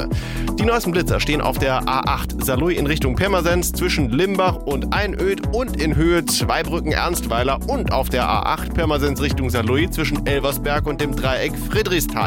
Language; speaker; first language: German; native; German